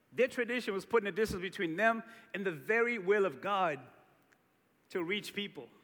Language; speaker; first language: English; early bilingual, other home language; Portuguese